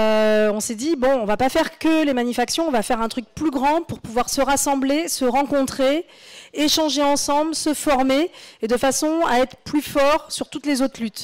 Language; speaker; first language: French; native; French